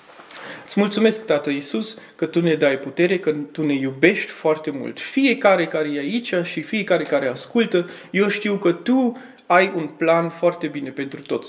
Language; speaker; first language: Romanian; early bilingual, heritage; Romanian